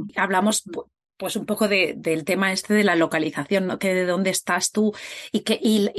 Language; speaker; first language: Spanish; native; Spanish